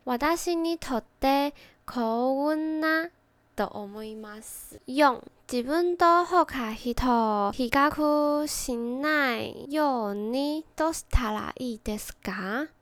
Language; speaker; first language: Japanese; non-native, learner; Chinese